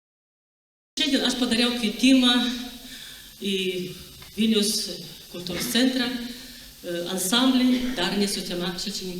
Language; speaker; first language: Lithuanian; non-native, local second language; Russian